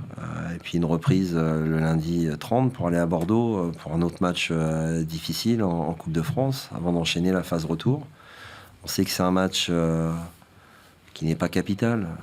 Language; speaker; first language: French; native; French